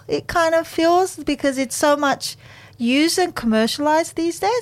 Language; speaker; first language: English; non-native, fluent; Japanese